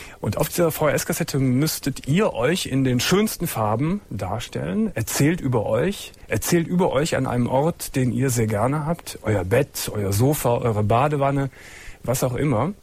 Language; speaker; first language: German; native; German